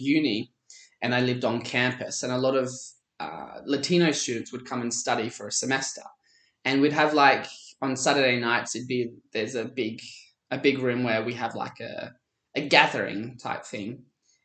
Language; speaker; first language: English; native; English